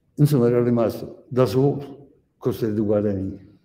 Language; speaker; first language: Italian; native; Italian